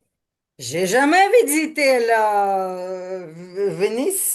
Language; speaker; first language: French; non-native, learner; Ukrainian